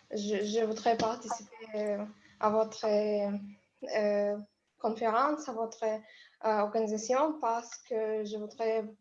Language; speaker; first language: French; non-native, learner; Russian